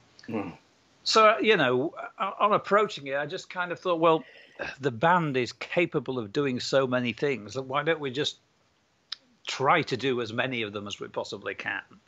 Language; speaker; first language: English; native; English